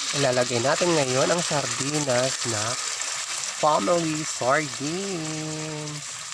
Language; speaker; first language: Filipino; non-native, local second language; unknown